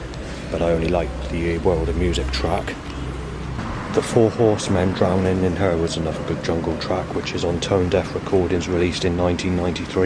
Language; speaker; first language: English; native; English